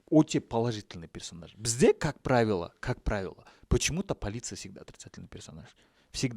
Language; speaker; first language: Russian; non-native, local second language; Kazakh